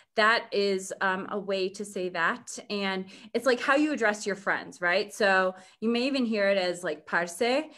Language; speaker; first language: English; native; English